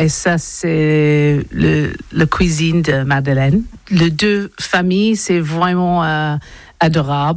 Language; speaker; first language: French; non-native, learner; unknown